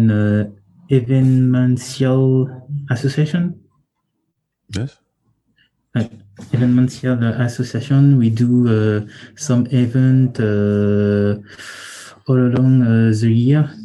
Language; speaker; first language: English; non-native, learner; French